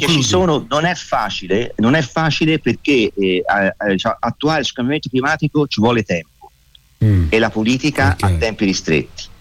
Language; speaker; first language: Italian; native; Italian